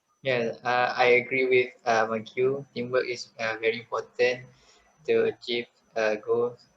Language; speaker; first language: English; non-native, fluent; Malay